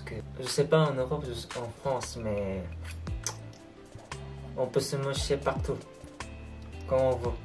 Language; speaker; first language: French; non-native, learner; Korean